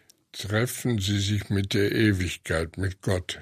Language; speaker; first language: German; native; German